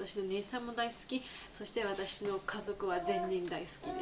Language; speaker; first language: Japanese; non-native, learner; Georgian